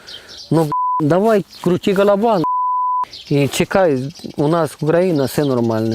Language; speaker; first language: Ukrainian; non-native, learner; Spanish